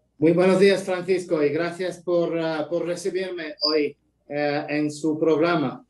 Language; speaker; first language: Spanish; non-native, fluent; English